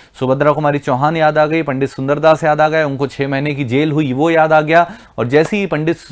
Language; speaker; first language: Hindi; native; Hindi